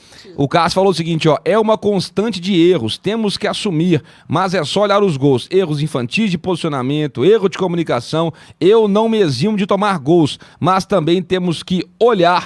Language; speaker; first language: Portuguese; native; Portuguese